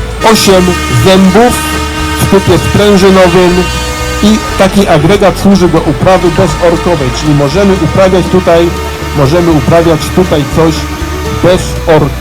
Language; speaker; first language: Polish; native; Polish